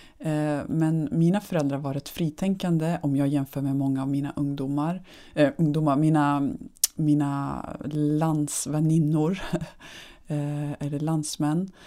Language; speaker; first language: Swedish; early bilingual, other home language; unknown